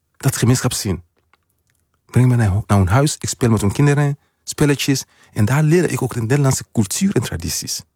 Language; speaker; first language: Dutch; non-native, fluent; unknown